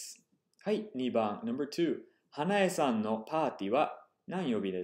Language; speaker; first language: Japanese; non-native, fluent; English